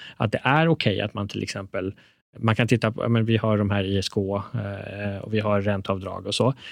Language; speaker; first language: Swedish; early bilingual, other home language; Persian